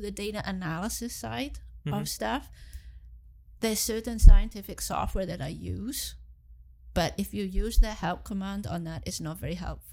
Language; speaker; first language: English; native; English